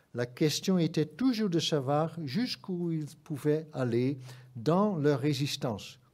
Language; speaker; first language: French; non-native, fluent; Dutch